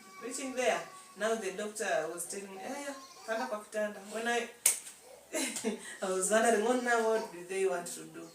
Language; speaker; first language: English; non-native, local second language; Swahili